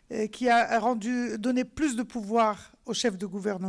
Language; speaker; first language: French; non-native, local second language; Arabic